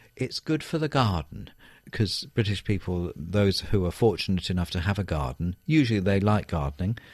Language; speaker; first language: English; native; English